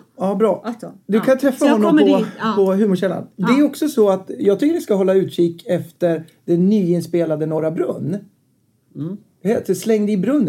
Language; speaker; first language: Swedish; native; Swedish